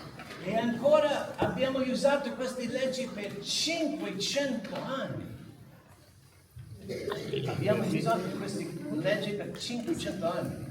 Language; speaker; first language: Italian; non-native, learner; English